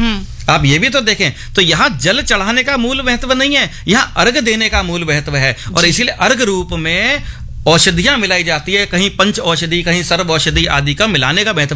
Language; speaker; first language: Hindi; native; Hindi